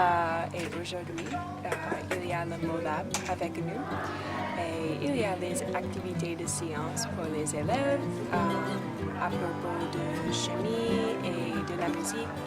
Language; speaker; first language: French; non-native, learner; English